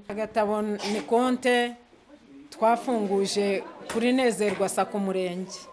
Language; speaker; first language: Kinyarwanda; native; Kinyarwanda